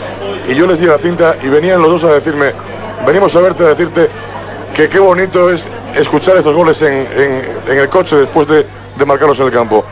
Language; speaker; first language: Spanish; native; Spanish